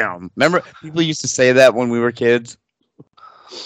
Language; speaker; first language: English; native; English